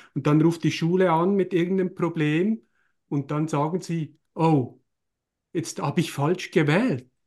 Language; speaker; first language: German; native; German